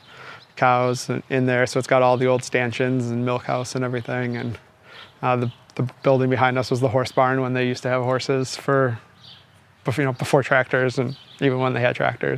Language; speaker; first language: English; native; English